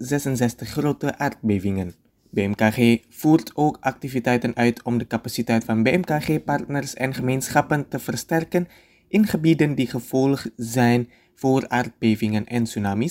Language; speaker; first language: Dutch; non-native, fluent; Indonesian